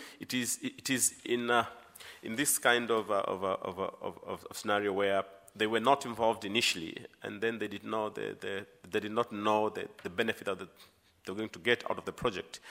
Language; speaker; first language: English; non-native, local second language; Swahili